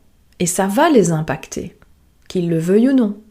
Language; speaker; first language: French; native; French